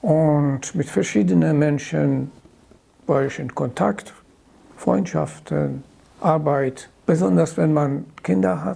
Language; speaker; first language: German; non-native, fluent; Persian